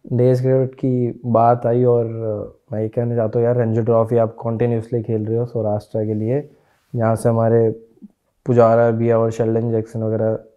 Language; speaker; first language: Hindi; native; Hindi